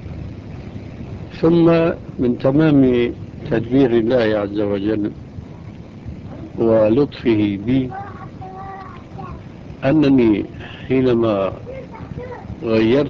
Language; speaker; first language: Arabic; early bilingual, other home language; Albanian